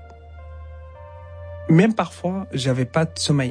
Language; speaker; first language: French; non-native, fluent; Arabic